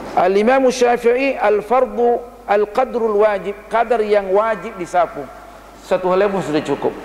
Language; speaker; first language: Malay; non-native, fluent; Arabic